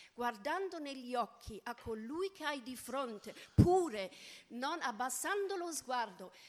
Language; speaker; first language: Italian; non-native, fluent; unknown